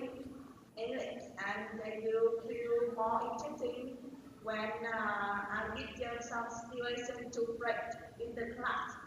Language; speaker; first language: English; non-native, learner; Vietnamese